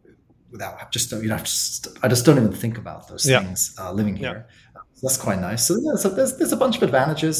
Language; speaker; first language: English; native; English